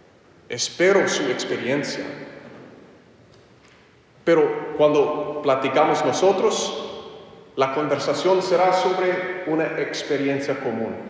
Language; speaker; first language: Spanish; non-native, fluent; English